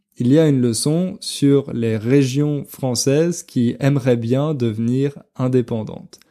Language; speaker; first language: French; native; French